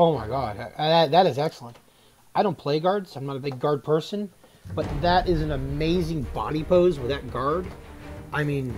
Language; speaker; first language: English; native; English